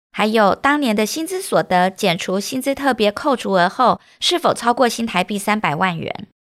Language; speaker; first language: Chinese; native; Chinese